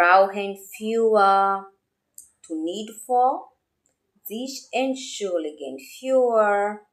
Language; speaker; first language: German; non-native, learner; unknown